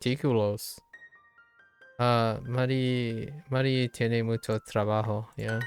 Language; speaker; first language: Spanish; non-native, learner; English